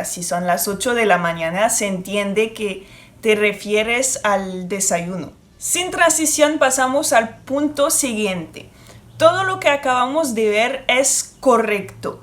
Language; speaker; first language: Spanish; non-native, fluent; French